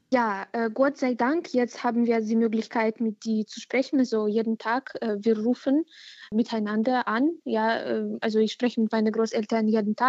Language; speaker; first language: German; non-native, fluent; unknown